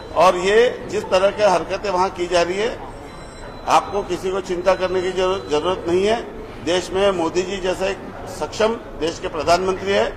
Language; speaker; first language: Hindi; non-native, local second language; Marathi